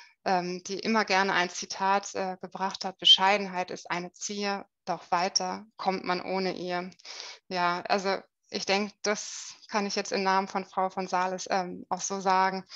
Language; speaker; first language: German; native; German